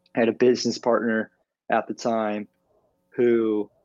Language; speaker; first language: English; native; English